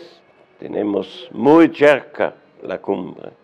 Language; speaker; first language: Spanish; non-native, learner; German